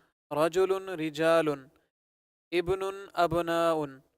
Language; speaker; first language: Arabic; non-native, learner; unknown